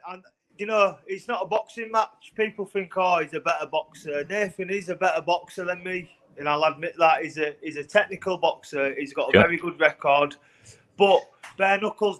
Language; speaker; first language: English; native; English